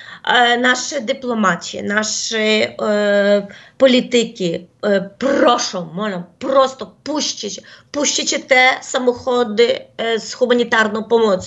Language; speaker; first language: Polish; non-native, fluent; Ukrainian